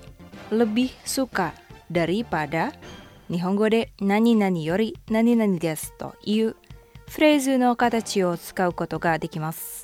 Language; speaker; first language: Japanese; non-native, fluent; Indonesian